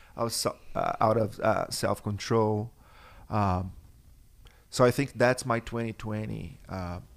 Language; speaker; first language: English; non-native, fluent; Portuguese